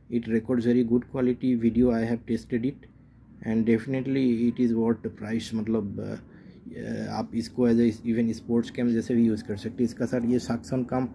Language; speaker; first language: Hindi; non-native, local second language; Assamese